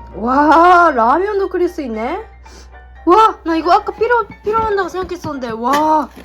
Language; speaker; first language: Korean; non-native, fluent; Japanese